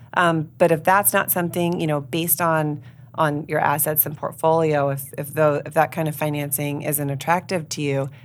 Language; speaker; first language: English; native; English